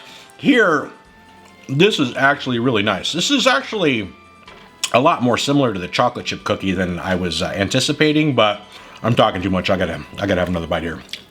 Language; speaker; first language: English; native; English